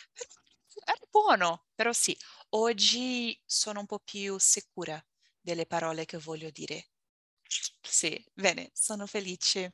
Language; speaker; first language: Italian; non-native, learner; Portuguese